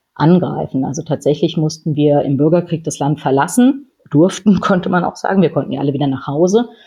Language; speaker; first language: German; native; German